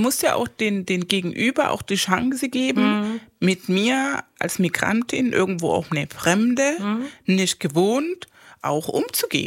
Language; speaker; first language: German; non-native, fluent; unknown